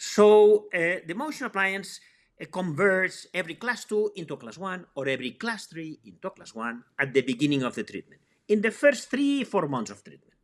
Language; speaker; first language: English; non-native, fluent; Spanish